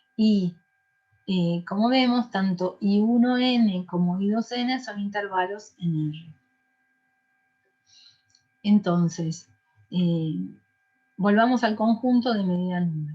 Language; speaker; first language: Spanish; native; Spanish